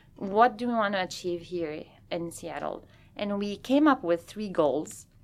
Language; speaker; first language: English; non-native, fluent; Arabic